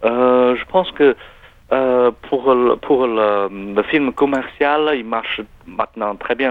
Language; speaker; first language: French; non-native, learner; Chinese